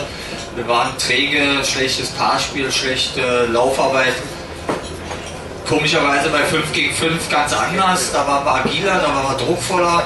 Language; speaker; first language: German; native; German